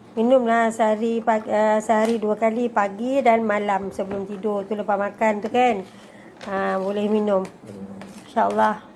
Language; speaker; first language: Malay; native; Malay